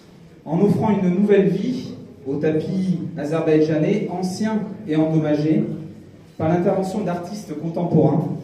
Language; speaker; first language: French; native; French